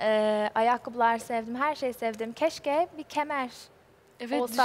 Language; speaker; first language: Turkish; non-native, learner; English